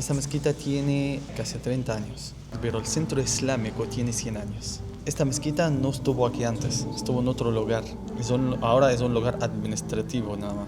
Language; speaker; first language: Spanish; non-native, fluent; Arabic